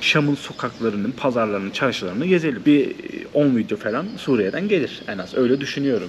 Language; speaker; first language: Turkish; native; Turkish